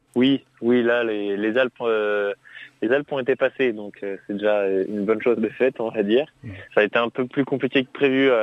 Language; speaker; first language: French; native; French